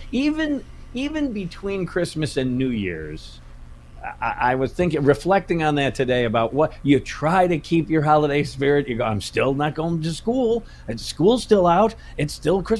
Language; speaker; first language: English; native; English